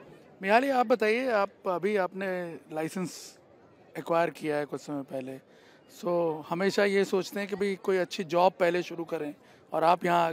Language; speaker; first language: Hindi; native; Hindi